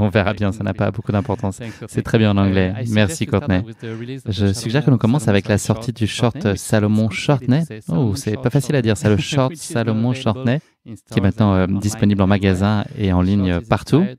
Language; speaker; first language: French; native; French